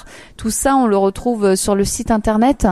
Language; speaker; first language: French; native; French